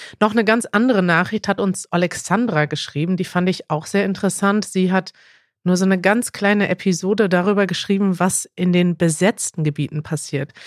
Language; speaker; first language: German; native; German